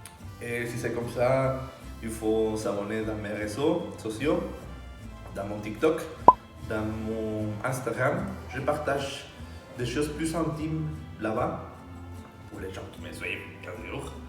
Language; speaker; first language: French; non-native, fluent; Spanish